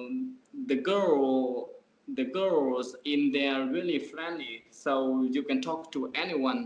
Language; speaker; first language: English; non-native, learner; Vietnamese